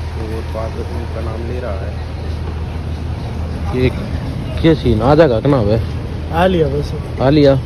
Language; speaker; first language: Hindi; native; Hindi